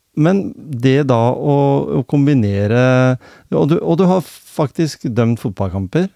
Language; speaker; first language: Norwegian; native; Norwegian